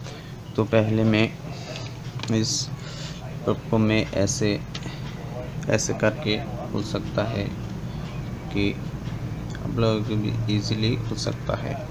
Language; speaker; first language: Hindi; non-native, learner; Bangla